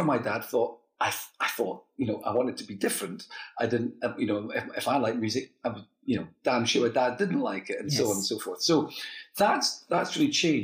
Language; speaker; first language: English; native; English